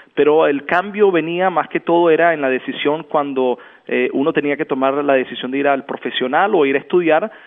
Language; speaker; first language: Spanish; native; Spanish